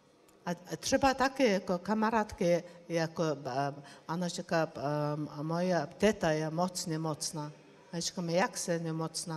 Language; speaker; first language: Czech; non-native, learner; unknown